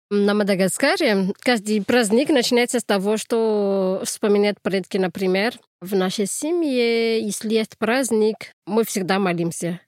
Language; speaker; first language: Russian; non-native, fluent; Malagasy